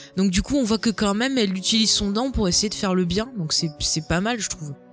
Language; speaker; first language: French; native; French